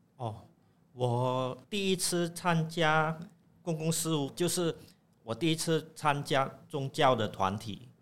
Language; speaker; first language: Chinese; non-native, fluent; Indonesian